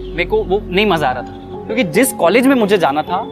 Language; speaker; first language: Hindi; native; Hindi